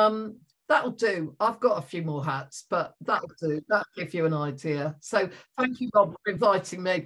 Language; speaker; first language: English; native; English